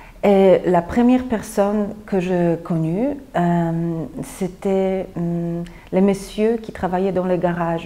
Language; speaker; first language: French; non-native, fluent; Polish